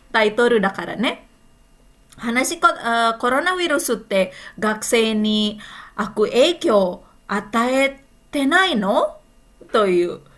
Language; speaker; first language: Japanese; non-native, fluent; Indonesian